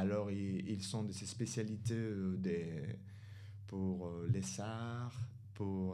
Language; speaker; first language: French; non-native, fluent; Spanish